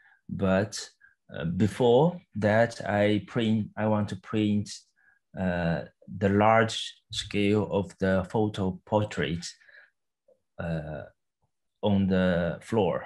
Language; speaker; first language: English; non-native, fluent; Chinese